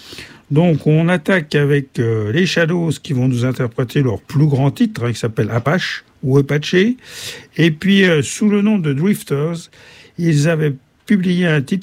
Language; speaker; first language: French; native; French